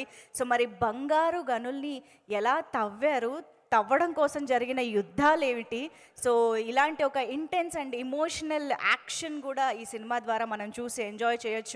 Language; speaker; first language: Telugu; native; Telugu